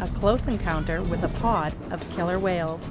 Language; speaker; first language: English; native; English